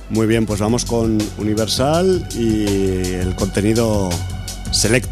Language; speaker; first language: Spanish; native; Spanish